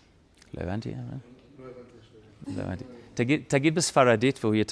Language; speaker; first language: Hebrew; non-native, fluent; English